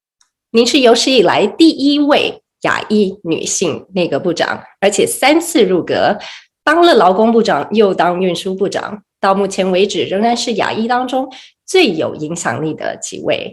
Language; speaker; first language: Chinese; native; Chinese